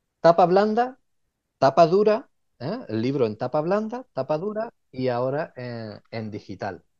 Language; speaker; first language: Spanish; native; Spanish